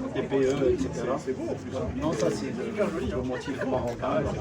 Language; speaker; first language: French; non-native, local second language; Arabic